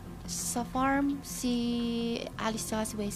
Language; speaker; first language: Filipino; non-native, learner; Chinese